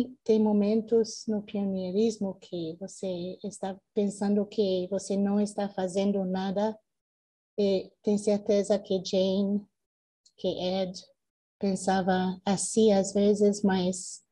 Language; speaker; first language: Portuguese; non-native, fluent; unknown